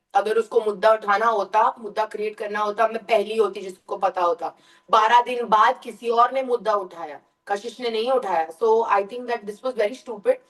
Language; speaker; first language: Hindi; early bilingual, heritage; Hindi